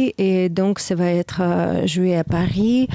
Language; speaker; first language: French; non-native, fluent; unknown